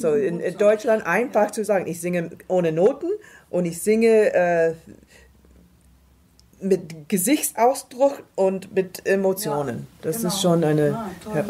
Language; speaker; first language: German; non-native, fluent; English